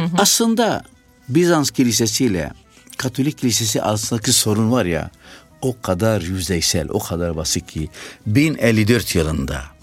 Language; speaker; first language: Turkish; non-native, fluent; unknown